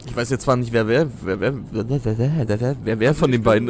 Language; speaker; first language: German; native; German